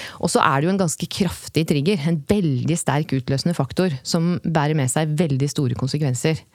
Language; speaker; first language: Norwegian; native; Norwegian